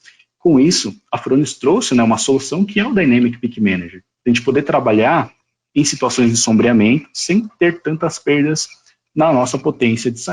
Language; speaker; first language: Portuguese; native; Portuguese